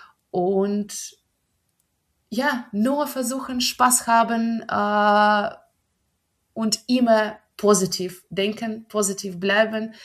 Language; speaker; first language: German; non-native, fluent; Russian